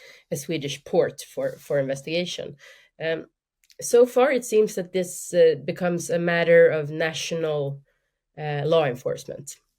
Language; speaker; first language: English; non-native, fluent; Swedish